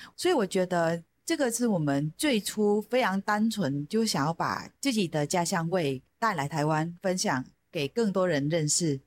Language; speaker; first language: Chinese; non-native, fluent; Vietnamese